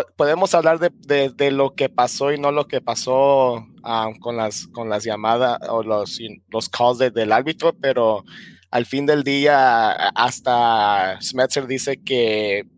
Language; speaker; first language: Spanish; early bilingual, heritage; Spanish